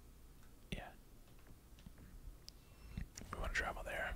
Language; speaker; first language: English; native; English